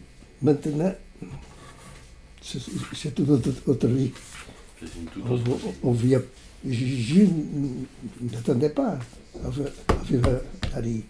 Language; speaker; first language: French; non-native, fluent; Portuguese